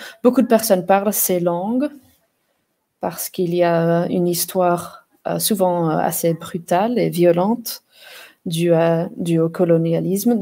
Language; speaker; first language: French; non-native, fluent; English